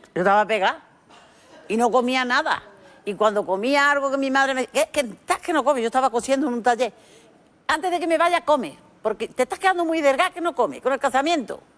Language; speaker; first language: Spanish; native; Spanish